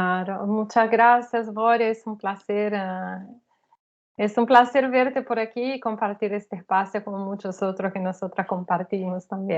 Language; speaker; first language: Spanish; non-native, fluent; Portuguese